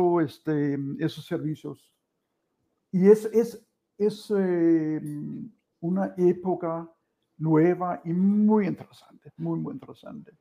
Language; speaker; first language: Spanish; non-native, fluent; Danish